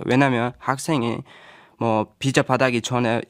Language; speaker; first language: Korean; non-native, learner; Uzbek